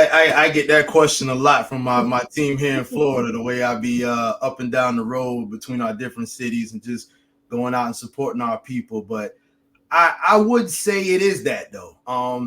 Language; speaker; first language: English; native; English